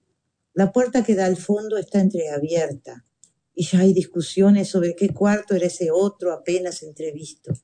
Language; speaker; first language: Spanish; native; Spanish